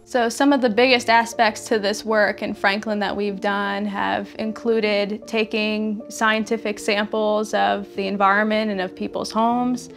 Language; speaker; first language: English; native; English